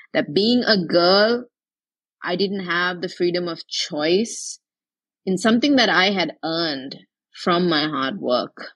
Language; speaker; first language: English; non-native, local second language; Tamil